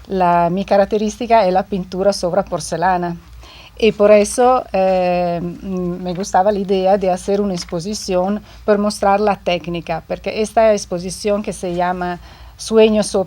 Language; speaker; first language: Spanish; non-native, fluent; Italian